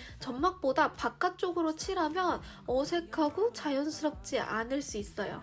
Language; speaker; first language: Korean; native; Korean